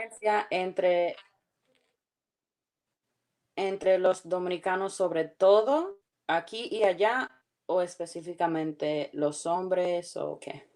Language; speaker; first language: Spanish; early bilingual, heritage; Spanish